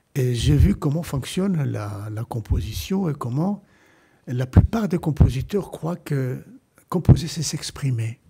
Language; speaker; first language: French; non-native, fluent; Greek